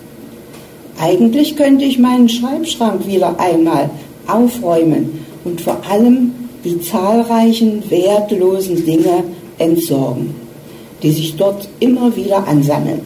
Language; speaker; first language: German; native; German